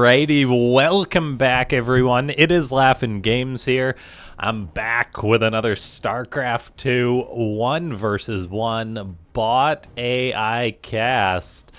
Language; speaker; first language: English; native; English